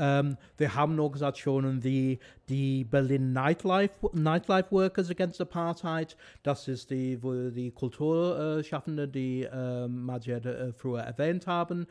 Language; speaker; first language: German; non-native, fluent; English